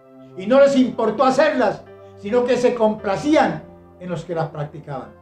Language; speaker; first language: Spanish; native; Spanish